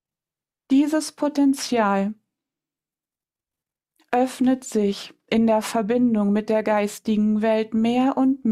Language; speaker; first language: German; native; German